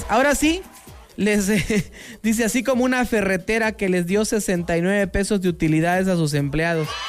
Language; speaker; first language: Spanish; native; Spanish